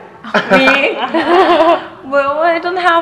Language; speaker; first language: English; non-native, learner; Thai